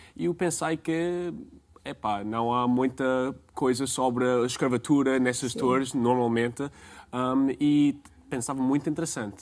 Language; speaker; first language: Portuguese; non-native, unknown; English